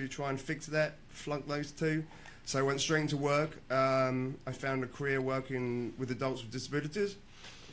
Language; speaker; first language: English; native; English